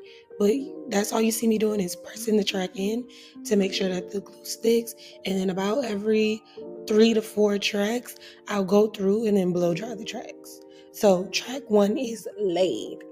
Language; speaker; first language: English; native; English